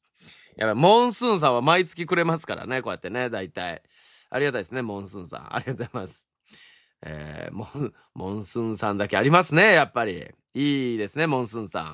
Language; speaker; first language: Japanese; native; Japanese